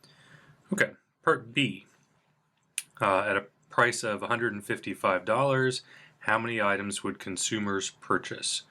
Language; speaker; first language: English; native; English